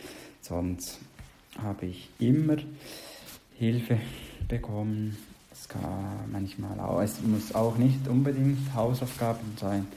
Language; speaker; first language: German; non-native, learner; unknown